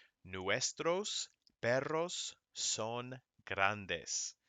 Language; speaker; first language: Spanish; non-native, fluent; English